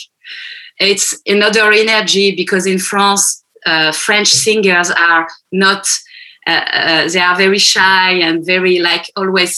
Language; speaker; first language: English; non-native, fluent; French